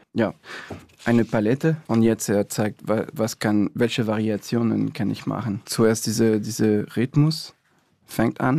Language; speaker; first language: German; non-native, fluent; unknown